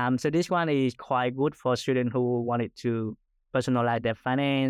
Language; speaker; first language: English; non-native, fluent; Vietnamese